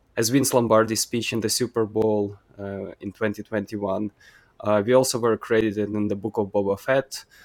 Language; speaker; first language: English; non-native, fluent; Ukrainian